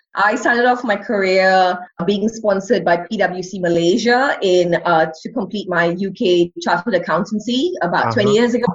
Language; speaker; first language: English; non-native, local second language; Tamil